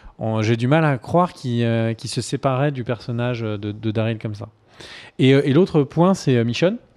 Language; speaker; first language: French; native; French